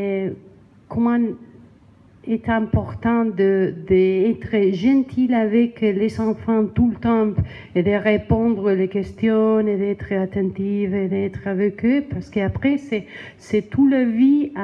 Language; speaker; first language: French; non-native, learner; Spanish